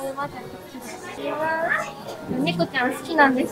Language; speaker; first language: Japanese; native; Japanese